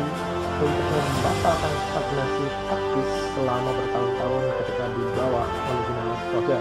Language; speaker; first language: Indonesian; native; Indonesian